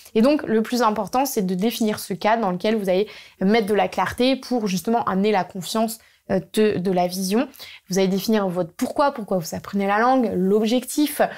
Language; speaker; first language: French; native; French